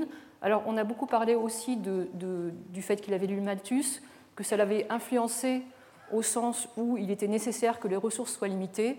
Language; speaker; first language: French; native; French